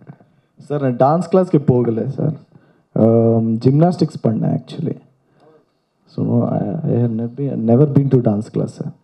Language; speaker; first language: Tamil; non-native, learner; Kannada